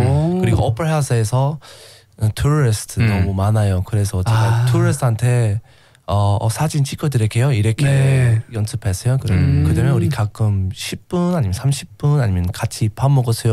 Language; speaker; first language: Korean; non-native, learner; English